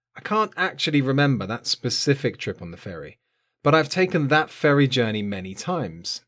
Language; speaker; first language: English; native; English